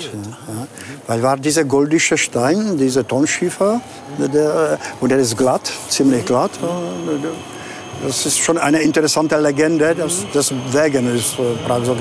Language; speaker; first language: German; non-native, fluent; Czech